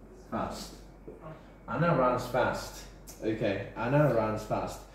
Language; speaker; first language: English; non-native, fluent; Spanish